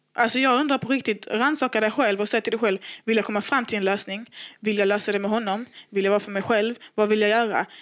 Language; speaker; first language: Swedish; native; Swedish